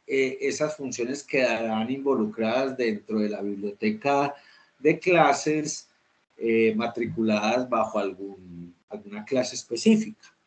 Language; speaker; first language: Spanish; native; Spanish